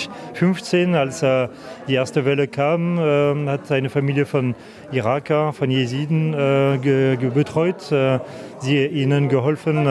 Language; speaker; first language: German; non-native, fluent; French